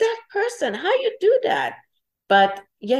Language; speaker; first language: English; non-native, fluent; Hebrew